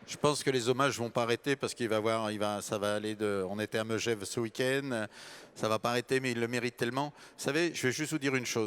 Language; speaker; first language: French; native; French